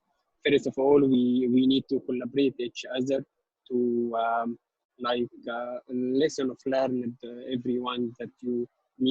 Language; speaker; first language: English; non-native, learner; Arabic